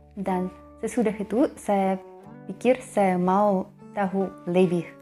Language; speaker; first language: Indonesian; non-native, learner; Russian